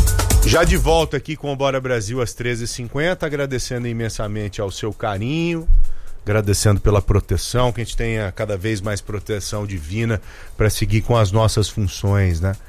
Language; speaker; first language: Portuguese; native; Portuguese